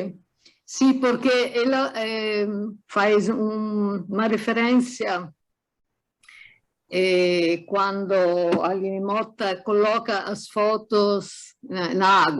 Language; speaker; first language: Portuguese; non-native, fluent; Italian